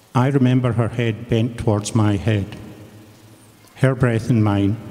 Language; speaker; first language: English; native; English